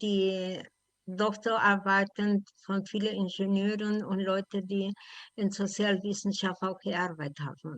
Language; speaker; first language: German; non-native, learner; Spanish